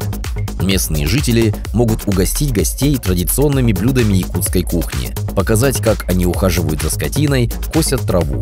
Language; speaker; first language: Russian; native; Russian